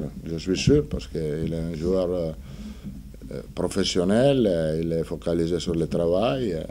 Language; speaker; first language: French; non-native, fluent; Italian